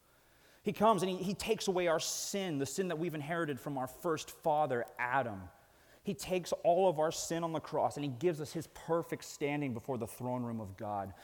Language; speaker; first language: English; native; English